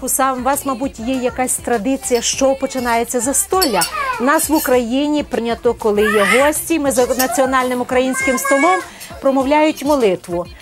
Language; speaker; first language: Ukrainian; native; Ukrainian